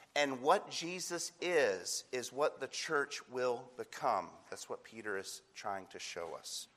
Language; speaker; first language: English; native; English